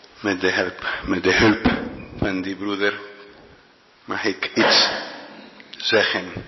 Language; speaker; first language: Dutch; non-native, learner; Spanish